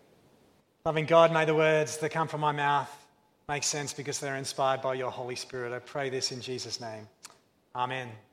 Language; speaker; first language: English; native; English